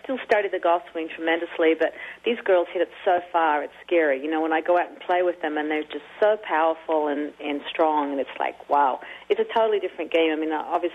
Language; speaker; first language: English; native; English